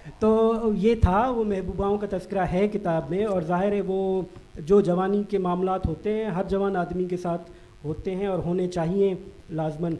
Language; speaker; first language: Urdu; non-native, local second language; Baluchi